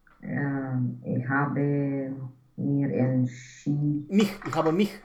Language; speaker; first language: German; non-native, learner; Romanian